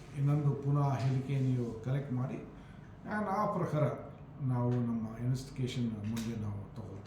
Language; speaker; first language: Kannada; non-native, fluent; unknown